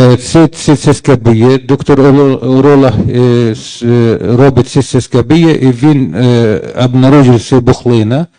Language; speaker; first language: Ukrainian; non-native, learner; Arabic